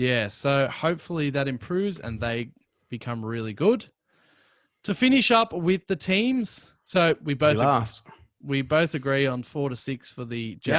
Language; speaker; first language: English; native; English